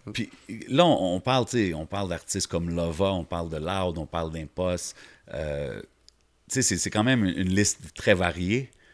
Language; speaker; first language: French; native; French